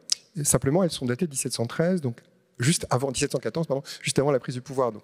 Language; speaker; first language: French; native; French